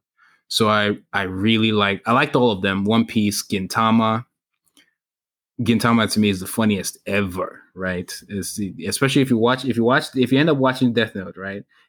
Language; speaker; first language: English; non-native, local second language; Igbo